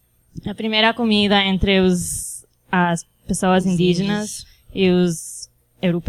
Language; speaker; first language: Portuguese; non-native, fluent; Spanish